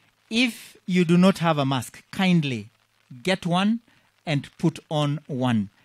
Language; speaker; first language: English; non-native, local second language; Kalenjin